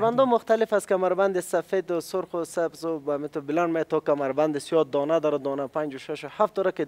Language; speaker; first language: Persian; native; Persian